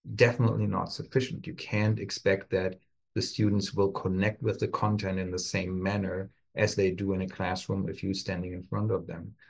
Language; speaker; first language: English; non-native, fluent; German